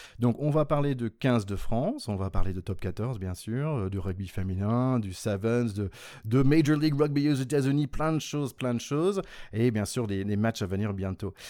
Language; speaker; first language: French; non-native, fluent; English